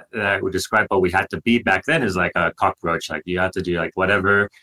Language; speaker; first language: English; non-native, fluent; Spanish